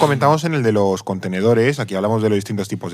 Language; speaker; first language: Spanish; native; Spanish